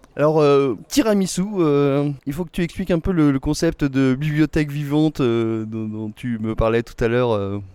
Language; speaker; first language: French; native; French